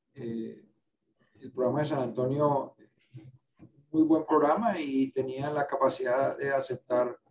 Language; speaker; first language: Spanish; native; Spanish